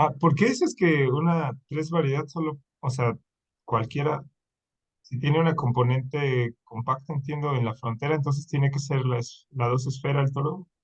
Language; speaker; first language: Spanish; native; Spanish